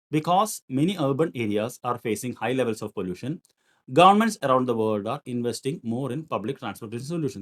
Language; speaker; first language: English; non-native, local second language; Malayalam